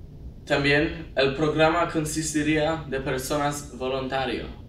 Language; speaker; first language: Spanish; non-native, learner; English